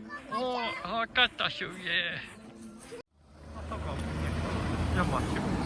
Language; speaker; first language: Japanese; native; Japanese